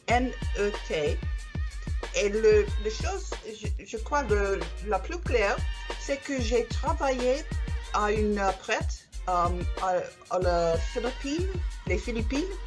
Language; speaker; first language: French; non-native, learner; English